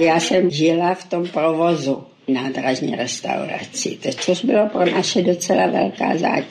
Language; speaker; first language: Czech; native; Czech